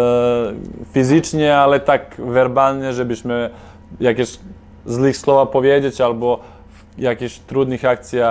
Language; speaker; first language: Polish; non-native, fluent; Serbian